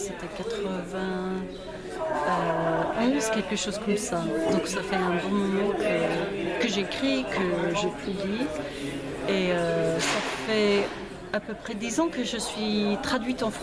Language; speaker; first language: French; non-native, fluent; English